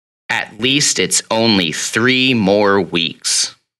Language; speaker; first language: English; native; English